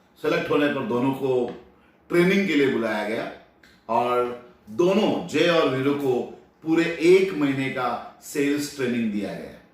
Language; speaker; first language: Hindi; non-native, local second language; Marathi